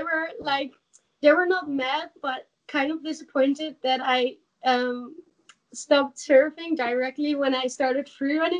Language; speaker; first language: English; non-native, fluent; Dutch